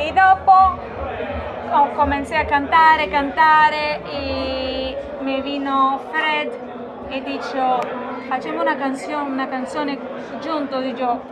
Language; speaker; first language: Italian; non-native, learner; Portuguese